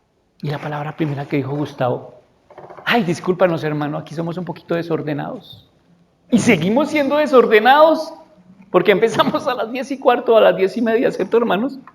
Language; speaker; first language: Spanish; native; Spanish